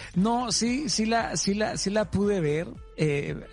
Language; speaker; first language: Spanish; native; Spanish